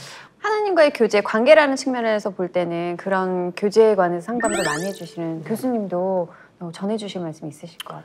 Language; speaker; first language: Korean; native; Korean